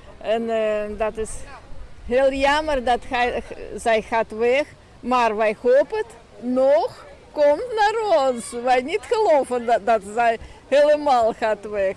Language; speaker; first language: Dutch; non-native, learner; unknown